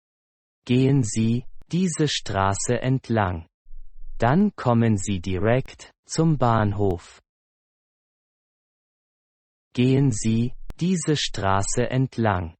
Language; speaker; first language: German; non-native, fluent; Persian